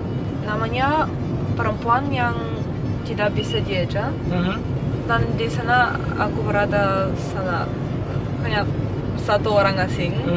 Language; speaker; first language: Indonesian; non-native, fluent; Bulgarian